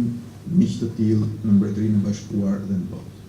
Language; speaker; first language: Albanian; native; Albanian